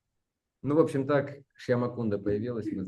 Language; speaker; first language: Russian; native; Russian